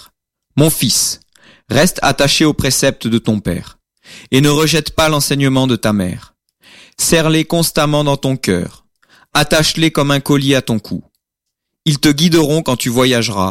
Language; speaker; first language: French; native; French